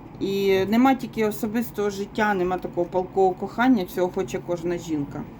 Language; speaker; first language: Ukrainian; non-native, local second language; Russian